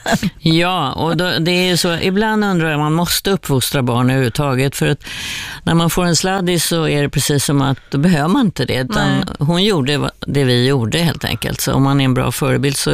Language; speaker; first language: Swedish; native; Swedish